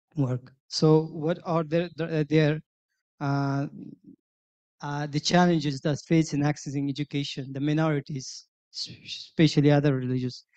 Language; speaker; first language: English; non-native, fluent; Persian